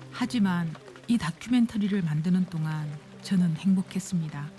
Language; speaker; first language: Korean; native; Korean